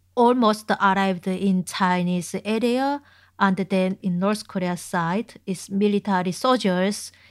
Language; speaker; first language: English; non-native, learner; Korean